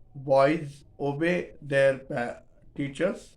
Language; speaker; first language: English; non-native, local second language; Marathi